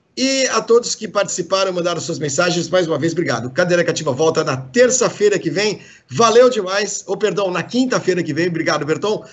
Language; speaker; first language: Portuguese; native; Portuguese